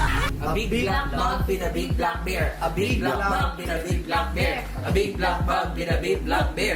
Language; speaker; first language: English; non-native, local second language; Filipino